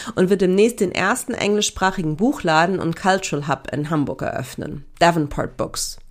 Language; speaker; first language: German; native; German